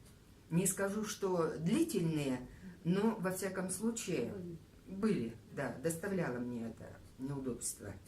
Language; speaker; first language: Russian; native; Russian